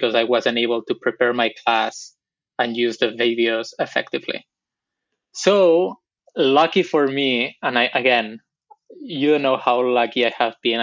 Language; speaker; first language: English; non-native, fluent; Spanish